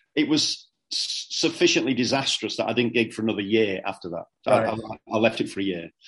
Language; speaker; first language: English; native; English